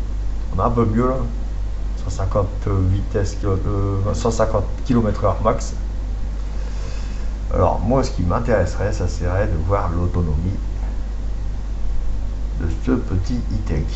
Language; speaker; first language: French; native; French